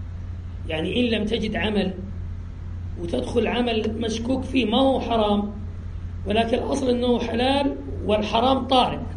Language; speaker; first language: Arabic; native; Arabic